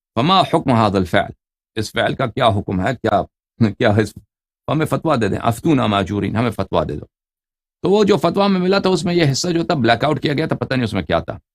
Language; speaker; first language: Urdu; non-native, fluent; Persian